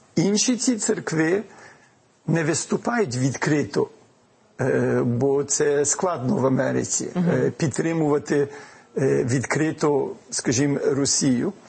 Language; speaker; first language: Ukrainian; early bilingual, heritage; Ukrainian